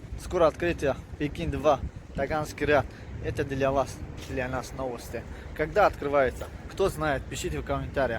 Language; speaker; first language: Russian; non-native, learner; Tajik